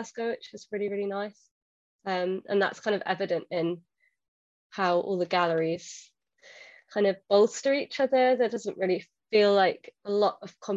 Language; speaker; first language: English; native; English